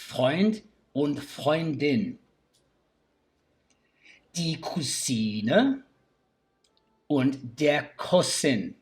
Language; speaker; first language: German; non-native, learner; English